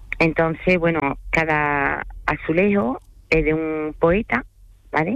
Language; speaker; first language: Spanish; early bilingual, other home language; French